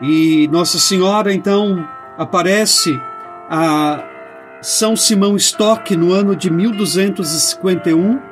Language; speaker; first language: Portuguese; native; Portuguese